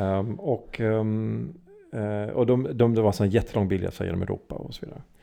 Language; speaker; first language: Swedish; early bilingual, heritage; Swedish